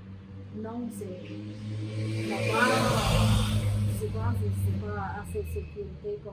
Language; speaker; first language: French; non-native, fluent; Khmer